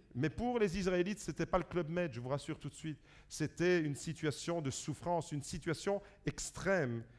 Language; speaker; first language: French; early bilingual, other home language; Italian